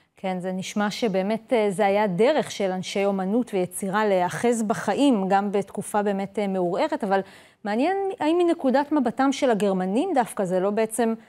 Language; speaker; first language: Hebrew; native; Hebrew